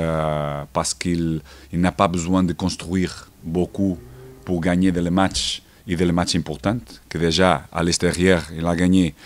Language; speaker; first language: French; non-native, learner; Portuguese